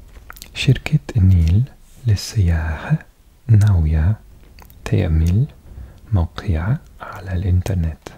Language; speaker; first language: Arabic; non-native, learner; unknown